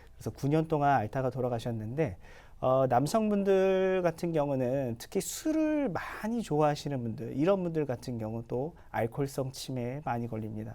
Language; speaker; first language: Korean; native; Korean